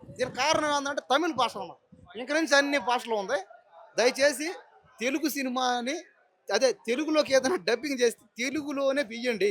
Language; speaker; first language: Telugu; native; Telugu